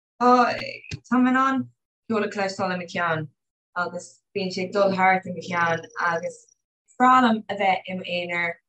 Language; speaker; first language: Irish; non-native, local second language; English